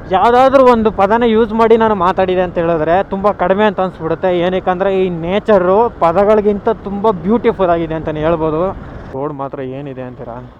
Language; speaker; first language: Kannada; native; Kannada